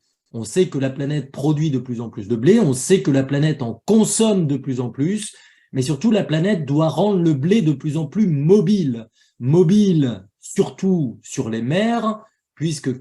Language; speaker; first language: French; native; French